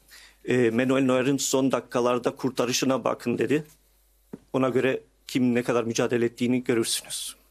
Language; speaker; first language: Turkish; early bilingual, heritage; Turkish